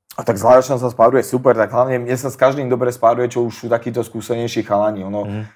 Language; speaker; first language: Slovak; native; Slovak